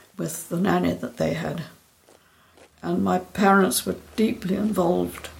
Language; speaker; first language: English; native; English